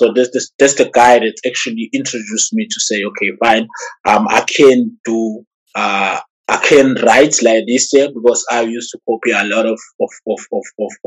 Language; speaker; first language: English; non-native, local second language; Zulu